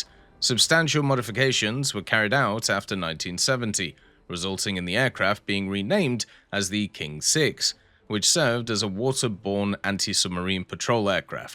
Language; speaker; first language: English; native; English